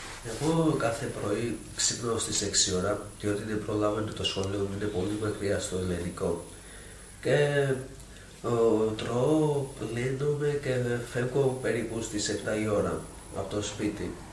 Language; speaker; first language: Greek; non-native, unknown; Georgian